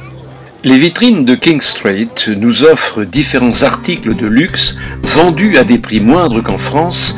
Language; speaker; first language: French; native; French